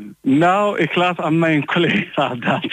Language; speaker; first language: Dutch; non-native, learner; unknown